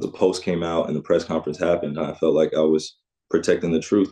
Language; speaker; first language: English; native; English